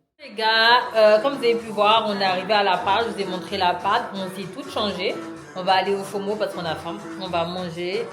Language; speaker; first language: French; native; French